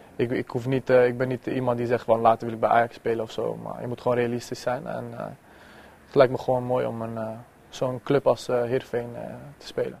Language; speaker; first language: Dutch; early bilingual, other home language; Persian